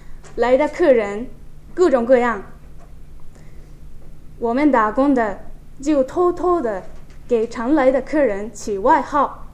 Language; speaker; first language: Chinese; non-native, fluent; Japanese